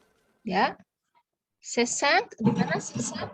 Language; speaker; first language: Indonesian; native; Indonesian